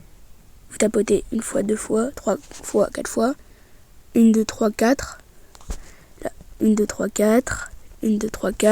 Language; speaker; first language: French; native; French